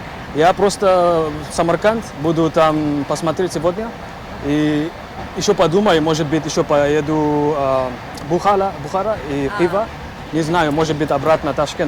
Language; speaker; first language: Russian; non-native, learner; English